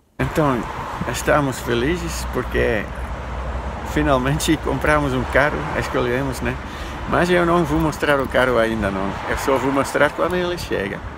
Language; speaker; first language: Portuguese; non-native, learner; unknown